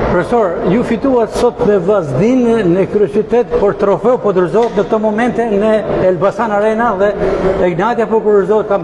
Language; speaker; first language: Albanian; native; Albanian